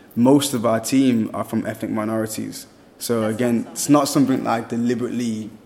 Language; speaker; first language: English; native; English